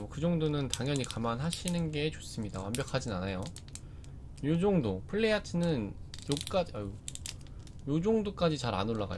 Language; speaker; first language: Korean; native; Korean